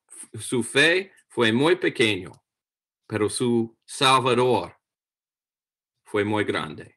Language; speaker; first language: Spanish; non-native, learner; English